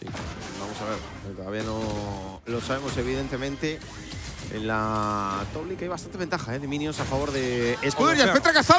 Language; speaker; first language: Spanish; native; Spanish